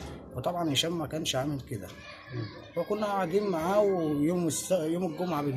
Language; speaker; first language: Arabic; native; Arabic